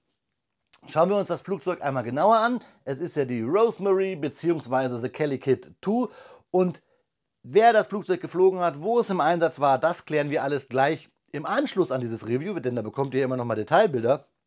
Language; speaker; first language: German; native; German